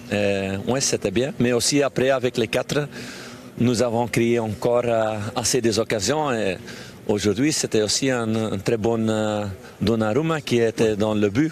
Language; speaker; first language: French; non-native, local second language; Dutch